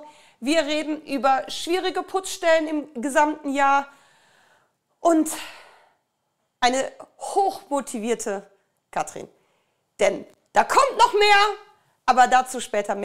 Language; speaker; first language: German; native; German